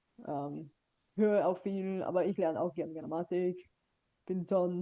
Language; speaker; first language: German; non-native, fluent; Bulgarian